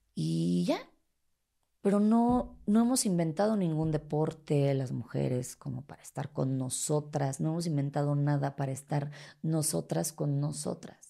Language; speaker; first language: Spanish; native; Spanish